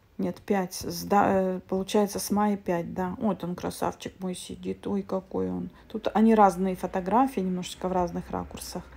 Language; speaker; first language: Russian; native; Russian